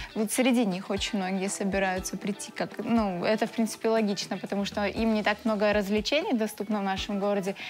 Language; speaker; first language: Russian; native; Russian